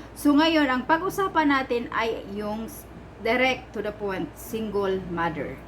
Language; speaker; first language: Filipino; non-native, local second language; Cebuano